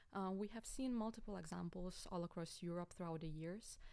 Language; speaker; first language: English; non-native, fluent; Lithuanian